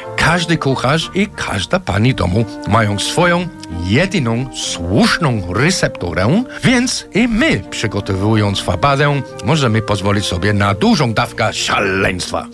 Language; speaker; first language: Polish; non-native, fluent; English